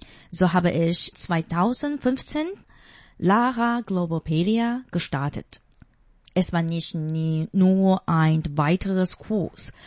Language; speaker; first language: German; non-native, fluent; Chinese